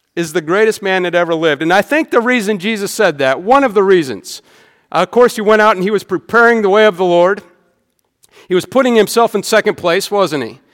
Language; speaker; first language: English; native; English